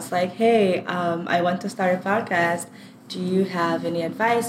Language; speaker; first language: English; non-native, fluent; French